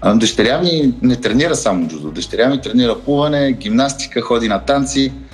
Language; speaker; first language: Bulgarian; early bilingual, heritage; Bulgarian